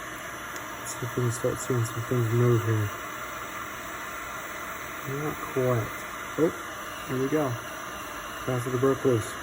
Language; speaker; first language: English; native; English